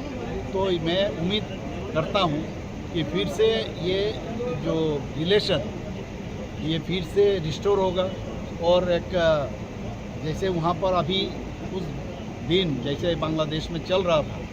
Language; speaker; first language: Hindi; non-native, local second language; Bangla